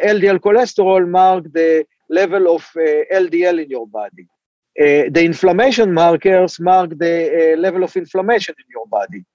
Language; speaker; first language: English; non-native, fluent; Hebrew